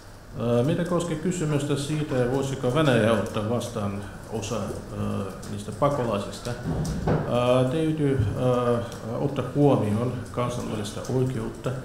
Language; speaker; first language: Finnish; non-native, fluent; Russian